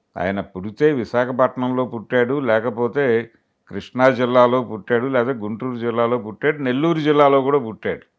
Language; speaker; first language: Telugu; native; Telugu